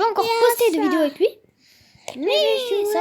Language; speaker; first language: French; native; French